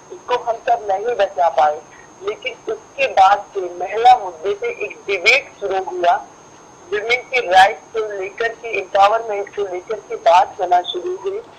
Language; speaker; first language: Hindi; native; Hindi